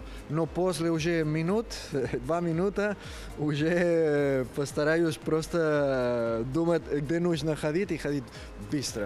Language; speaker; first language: Russian; non-native, learner; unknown